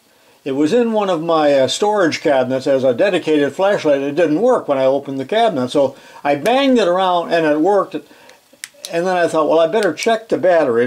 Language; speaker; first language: English; native; English